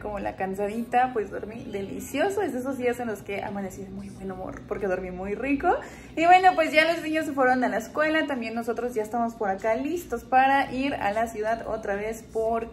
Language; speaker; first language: Spanish; native; Spanish